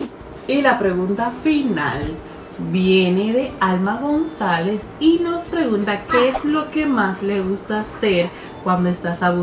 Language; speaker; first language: Spanish; native; Spanish